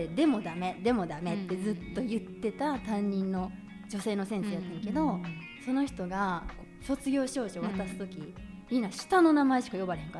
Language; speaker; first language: Japanese; native; Japanese